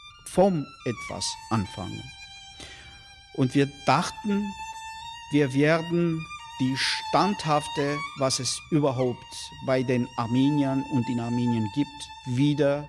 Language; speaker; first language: German; non-native, fluent; Armenian